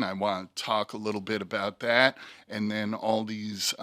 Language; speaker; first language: English; native; English